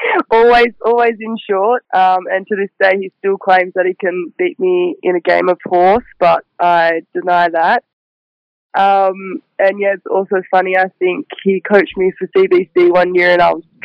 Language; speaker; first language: English; native; English